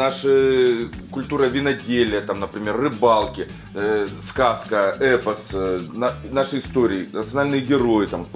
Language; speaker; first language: Russian; native; Russian